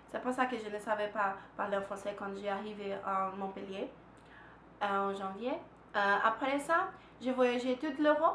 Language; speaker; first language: French; non-native, learner; Portuguese